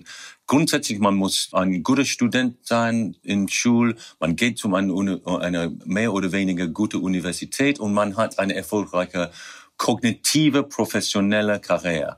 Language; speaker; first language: German; non-native, fluent; English